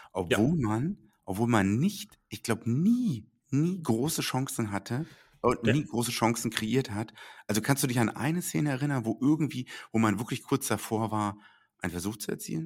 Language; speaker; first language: German; native; German